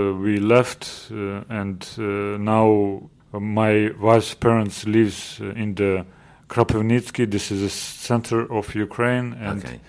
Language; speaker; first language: English; non-native, learner; Georgian